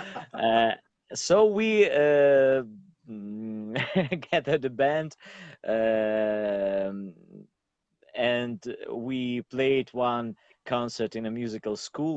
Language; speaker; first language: English; non-native, learner; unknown